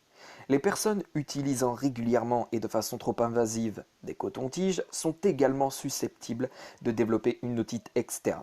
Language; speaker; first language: French; native; French